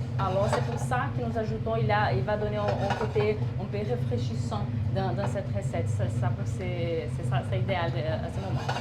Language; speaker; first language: French; non-native, fluent; Portuguese